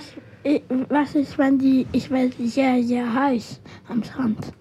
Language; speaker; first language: German; early bilingual, other home language; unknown